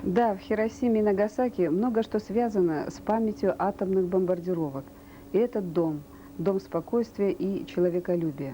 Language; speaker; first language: Russian; native; Russian